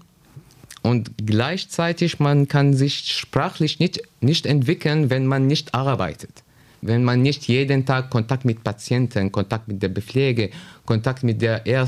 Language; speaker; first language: German; non-native, learner; Arabic